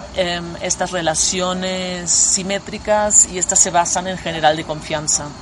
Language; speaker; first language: Spanish; non-native, fluent; German